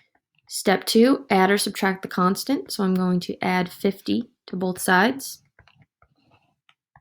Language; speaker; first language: English; native; English